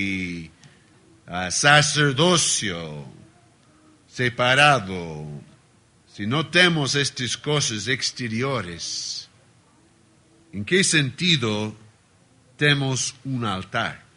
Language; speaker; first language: Spanish; non-native, learner; Portuguese